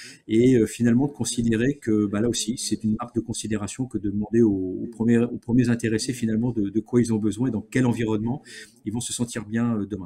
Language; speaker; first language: French; native; French